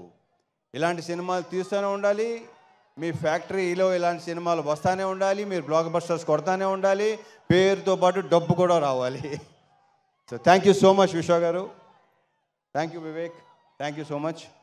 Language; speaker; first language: Telugu; native; Telugu